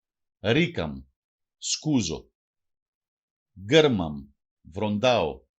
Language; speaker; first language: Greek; non-native, local second language; Macedonian